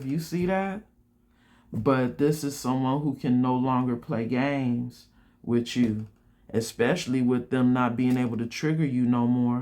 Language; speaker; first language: English; native; English